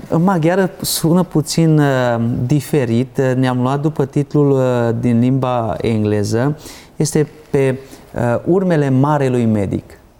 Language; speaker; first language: Romanian; non-native, local second language; Hungarian